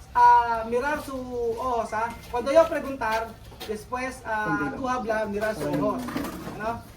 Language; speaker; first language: Spanish; non-native, learner; Filipino